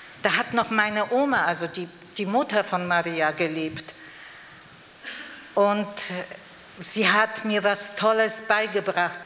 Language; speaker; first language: German; non-native, fluent; Polish